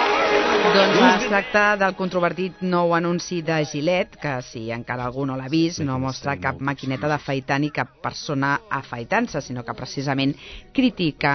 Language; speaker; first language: Catalan; native; Catalan